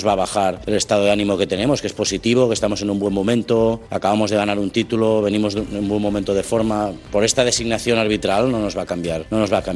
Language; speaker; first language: Spanish; native; Spanish